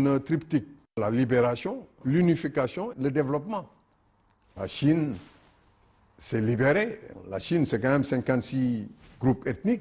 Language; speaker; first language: French; non-native, local second language; Wolof